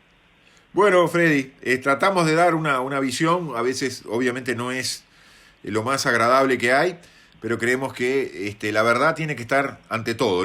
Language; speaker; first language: Spanish; native; Spanish